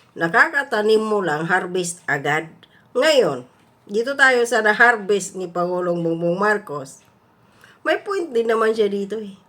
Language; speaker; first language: Filipino; native; Filipino